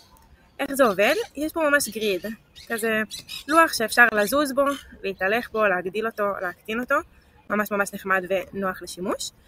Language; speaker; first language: Hebrew; native; Hebrew